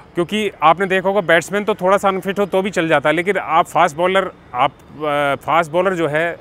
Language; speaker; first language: Hindi; native; Hindi